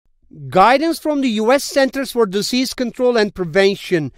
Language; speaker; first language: English; non-native, fluent; Turkish